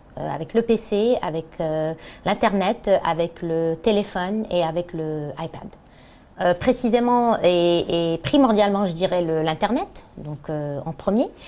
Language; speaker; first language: French; non-native, local second language; Arabic